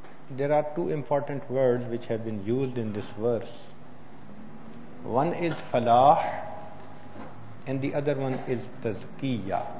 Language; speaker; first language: English; non-native, local second language; Urdu